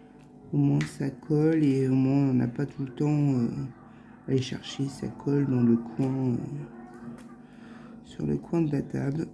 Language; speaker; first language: French; native; French